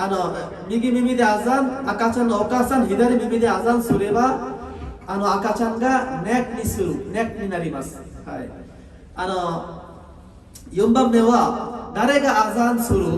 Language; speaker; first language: Japanese; non-native, learner; Bangla